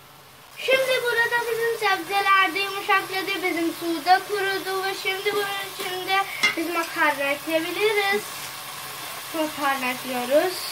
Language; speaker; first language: Turkish; non-native, learner; Urdu